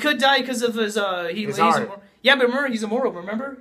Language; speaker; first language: English; native; English